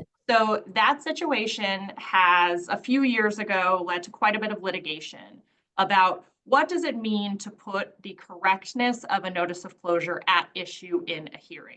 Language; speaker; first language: English; native; English